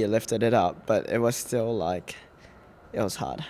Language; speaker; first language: English; native; English